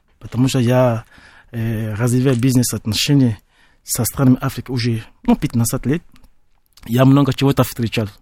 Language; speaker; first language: Russian; non-native, fluent; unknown